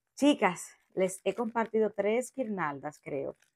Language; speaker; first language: Spanish; native; Spanish